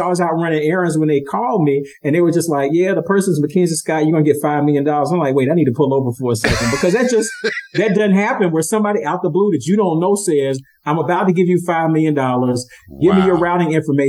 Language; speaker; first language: English; native; English